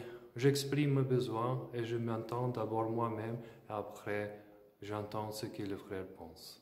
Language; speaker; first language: French; non-native, fluent; Slovenian